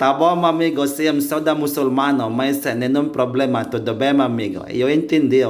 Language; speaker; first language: Portuguese; non-native, learner; Indonesian